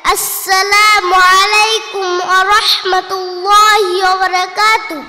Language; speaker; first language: Arabic; non-native, learner; Bangla